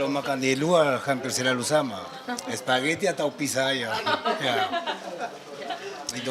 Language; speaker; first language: Indonesian; non-native, fluent; Spanish